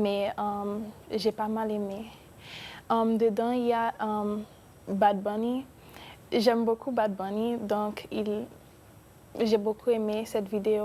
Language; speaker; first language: French; non-native, local second language; Spanish